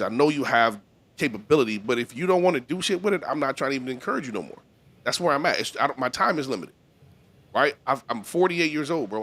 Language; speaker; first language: English; native; English